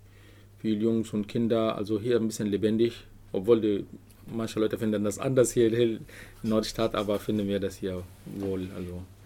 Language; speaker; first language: German; non-native, learner; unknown